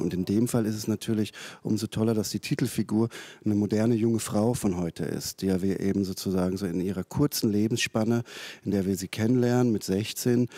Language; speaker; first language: German; native; German